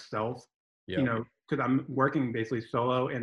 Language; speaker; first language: English; native; English